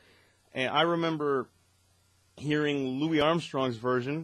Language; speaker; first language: English; native; English